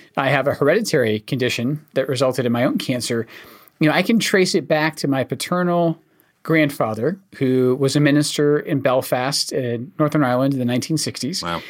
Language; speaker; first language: English; native; English